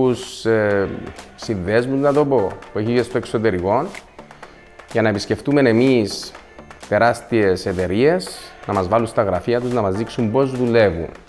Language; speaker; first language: Greek; native; Greek